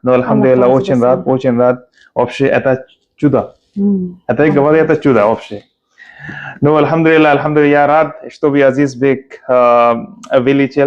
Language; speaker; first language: Russian; non-native, learner; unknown